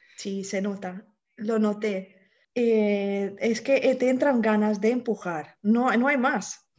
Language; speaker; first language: Spanish; non-native, fluent; Romanian